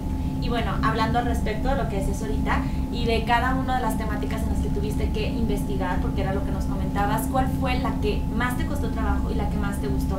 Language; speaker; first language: Spanish; native; Spanish